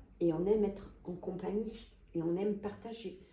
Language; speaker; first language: French; native; French